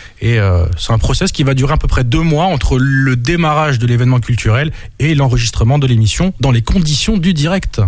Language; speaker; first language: French; native; French